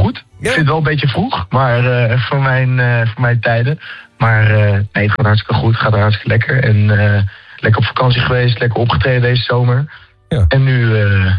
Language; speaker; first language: Dutch; native; Dutch